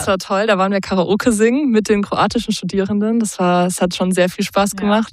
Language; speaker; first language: German; native; German